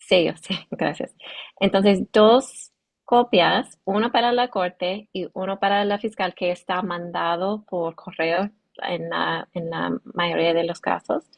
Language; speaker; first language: Spanish; non-native, learner; English